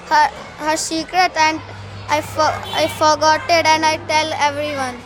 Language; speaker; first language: English; non-native, learner; Hindi